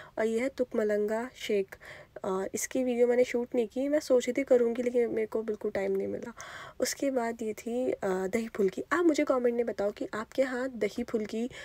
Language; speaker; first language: Hindi; native; Hindi